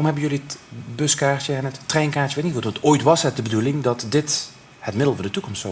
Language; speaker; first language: Dutch; native; Dutch